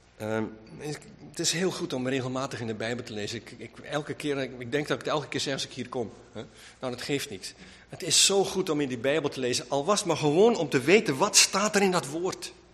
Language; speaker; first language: Dutch; non-native, local second language; Western Frisian